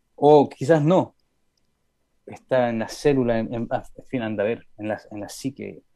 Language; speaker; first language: Spanish; early bilingual, heritage; Spanish